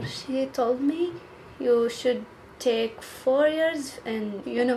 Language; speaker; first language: English; non-native, learner; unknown